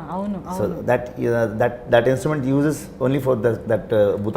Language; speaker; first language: Telugu; non-native, learner; Kannada